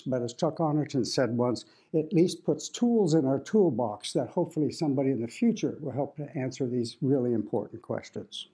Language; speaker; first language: English; native; English